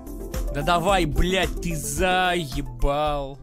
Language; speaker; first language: Russian; native; Russian